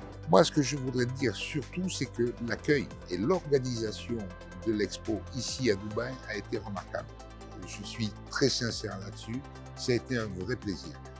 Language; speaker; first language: French; native; French